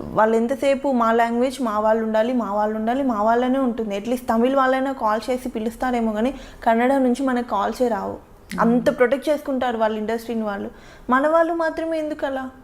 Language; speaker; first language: Telugu; native; Telugu